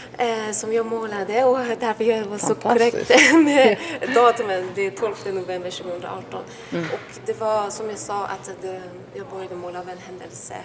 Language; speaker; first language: Swedish; non-native, fluent; Persian